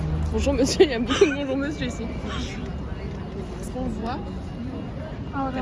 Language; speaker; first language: French; native; French